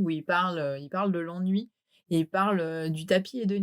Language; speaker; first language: French; native; French